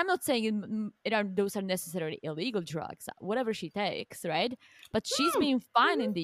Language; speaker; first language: English; non-native, fluent; Czech